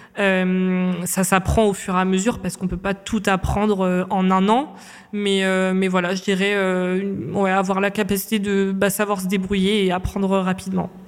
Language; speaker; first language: French; native; French